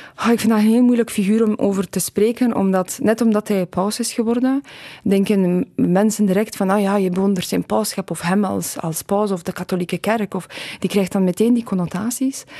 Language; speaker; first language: Dutch; early bilingual, other home language; Polish